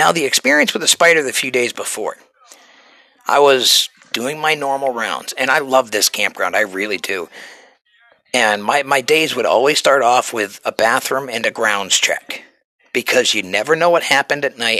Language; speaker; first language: English; native; English